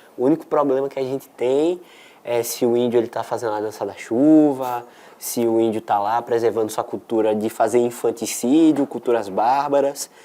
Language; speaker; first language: Portuguese; native; Portuguese